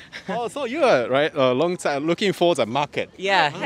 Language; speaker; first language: English; non-native, learner; Japanese